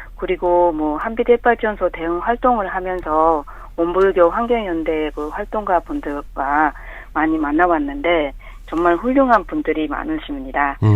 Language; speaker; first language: Korean; non-native, fluent; Japanese